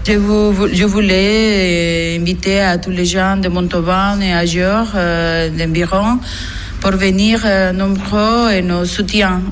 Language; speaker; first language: French; non-native, learner; Spanish